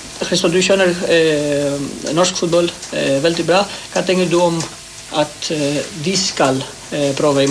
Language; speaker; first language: Norwegian; non-native, learner; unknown